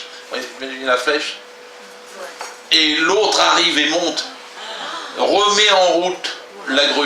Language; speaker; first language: French; native; French